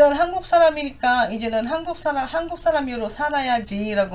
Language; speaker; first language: Korean; non-native, learner; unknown